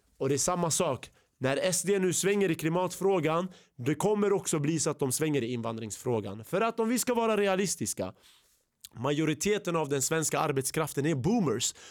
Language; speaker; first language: Swedish; early bilingual, other home language; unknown